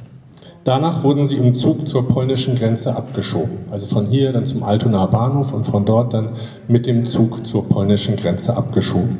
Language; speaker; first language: German; native; German